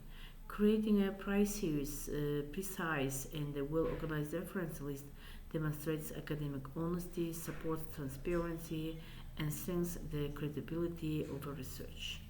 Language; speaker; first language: English; non-native, fluent; Kazakh